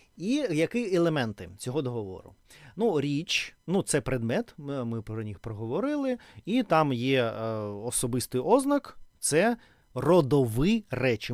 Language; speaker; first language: Ukrainian; non-native, learner; Russian